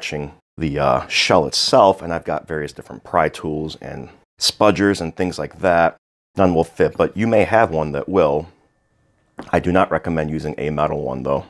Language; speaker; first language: English; native; English